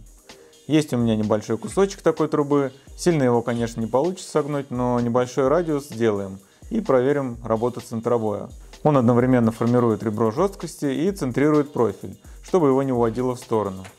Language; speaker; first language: Russian; native; Russian